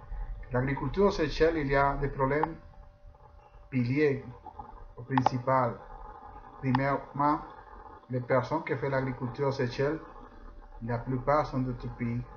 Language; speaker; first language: French; non-native, fluent; Spanish